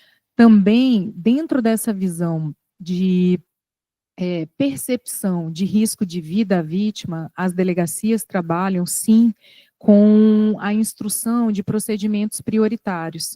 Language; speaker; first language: Portuguese; native; Portuguese